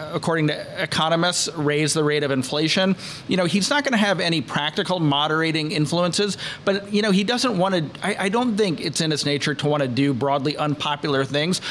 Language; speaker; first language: English; native; English